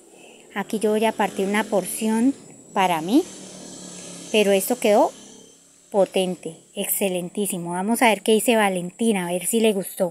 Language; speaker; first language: Spanish; native; Spanish